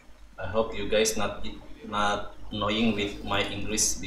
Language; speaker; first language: English; non-native, learner; Indonesian